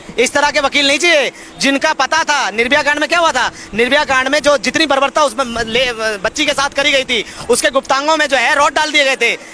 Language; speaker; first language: Hindi; native; Hindi